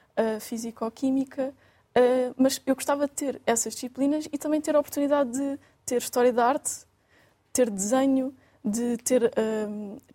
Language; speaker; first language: Portuguese; native; Portuguese